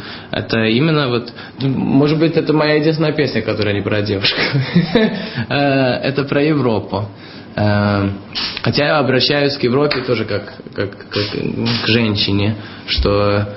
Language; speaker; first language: Russian; early bilingual, heritage; Russian